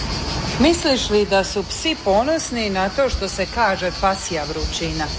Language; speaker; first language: Serbian; native; Serbian